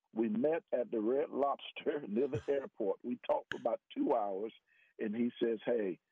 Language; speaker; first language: English; native; English